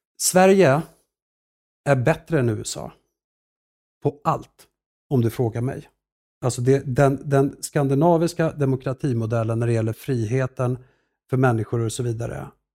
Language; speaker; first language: Swedish; early bilingual, other home language; Assyrian Neo-Aramaic